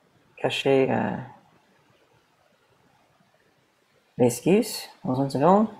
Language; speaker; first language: French; non-native, learner; English